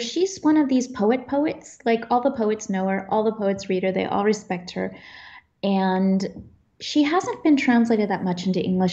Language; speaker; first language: English; early bilingual, other home language; Czech